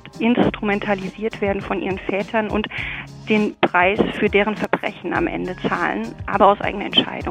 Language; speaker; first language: German; native; German